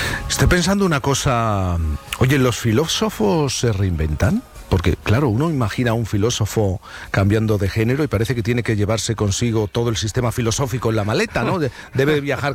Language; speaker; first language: Spanish; native; Spanish